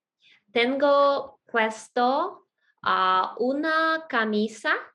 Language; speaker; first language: Spanish; non-native, learner; Russian